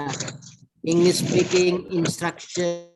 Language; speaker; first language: English; non-native, fluent; Indonesian